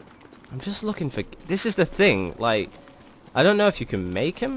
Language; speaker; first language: English; native; English